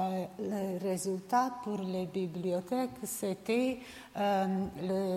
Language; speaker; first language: French; non-native, learner; Serbian